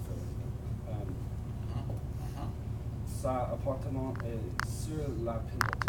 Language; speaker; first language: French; non-native, learner; English